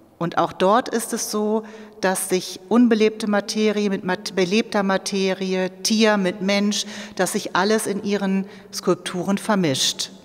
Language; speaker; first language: German; native; German